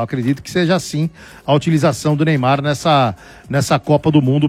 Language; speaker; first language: Portuguese; native; Portuguese